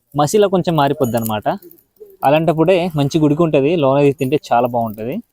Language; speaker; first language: Telugu; native; Telugu